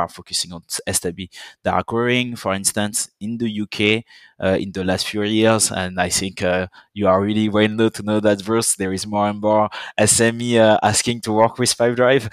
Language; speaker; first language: English; non-native, fluent; French